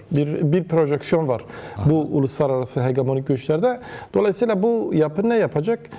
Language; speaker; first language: Turkish; non-native, local second language; Kurdish